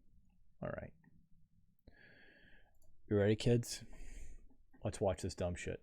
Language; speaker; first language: English; native; English